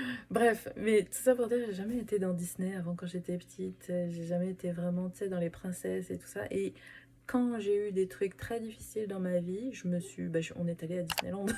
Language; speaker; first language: French; native; French